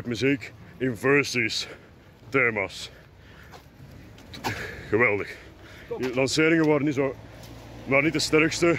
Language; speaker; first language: Dutch; native; Dutch